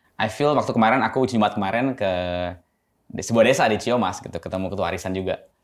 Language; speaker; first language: Indonesian; native; Indonesian